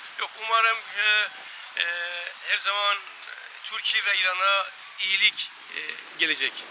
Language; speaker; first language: Turkish; non-native, learner; Persian